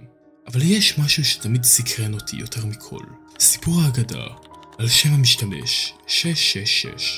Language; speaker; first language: Hebrew; native; Hebrew